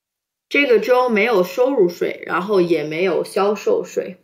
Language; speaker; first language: Chinese; early bilingual, heritage; Chinese